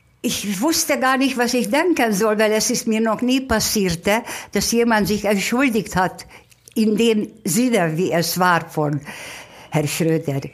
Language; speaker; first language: German; non-native, fluent; Hungarian